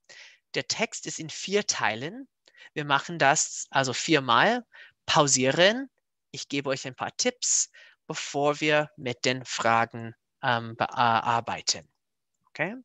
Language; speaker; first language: German; non-native, fluent; English